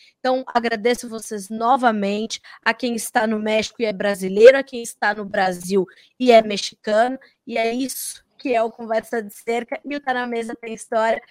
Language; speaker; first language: Portuguese; native; Portuguese